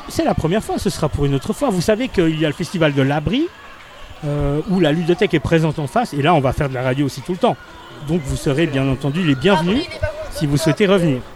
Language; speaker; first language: French; native; French